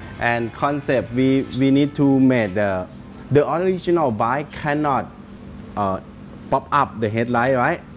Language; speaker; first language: English; non-native, learner; Thai